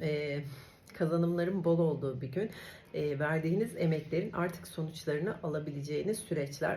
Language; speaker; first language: Turkish; native; Turkish